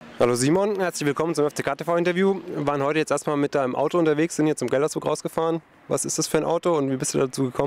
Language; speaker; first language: German; native; German